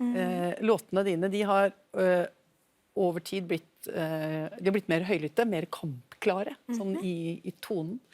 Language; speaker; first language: Norwegian; native; Norwegian